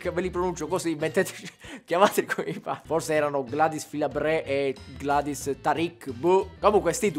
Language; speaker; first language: Italian; native; Italian